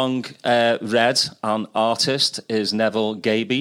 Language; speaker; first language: English; native; English